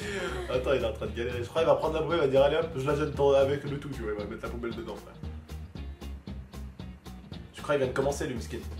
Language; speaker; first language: French; native; French